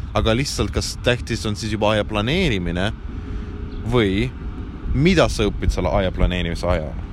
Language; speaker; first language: Estonian; non-native, local second language; Russian